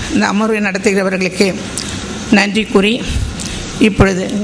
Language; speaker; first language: Tamil; native; Tamil